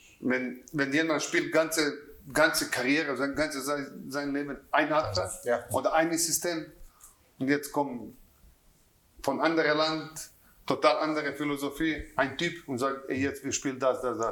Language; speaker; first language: German; non-native, learner; Croatian